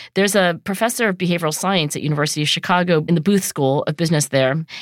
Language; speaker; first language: English; early bilingual, other home language; Chinese